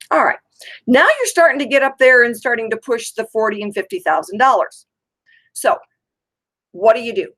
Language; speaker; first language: English; native; English